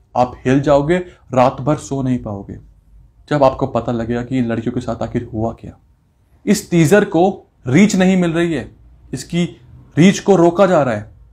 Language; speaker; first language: Hindi; native; Hindi